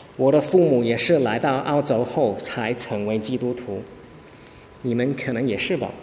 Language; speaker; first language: Chinese; early bilingual, heritage; Chinese